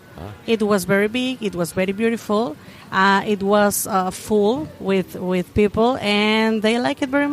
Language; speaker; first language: English; non-native, learner; Spanish